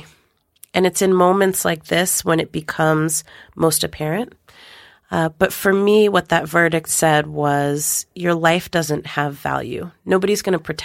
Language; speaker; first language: English; native; English